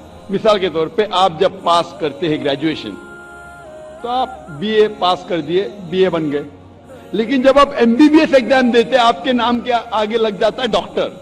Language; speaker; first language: Hindi; non-native, local second language; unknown